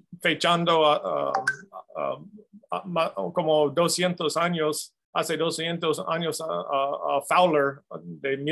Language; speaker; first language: Spanish; non-native, fluent; English